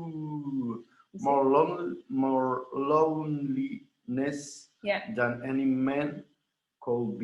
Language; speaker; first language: English; non-native, learner; Spanish